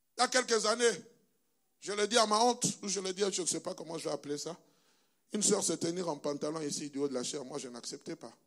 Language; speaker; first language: French; non-native, local second language; Lingala